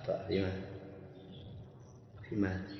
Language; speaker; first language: Arabic; non-native, fluent; Swahili